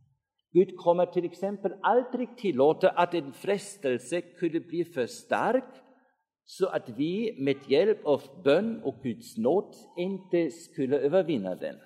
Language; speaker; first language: Swedish; non-native, fluent; German